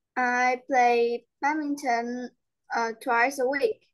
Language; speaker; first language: English; non-native, learner; Vietnamese